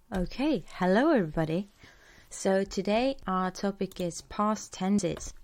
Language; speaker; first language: English; non-native, fluent; Estonian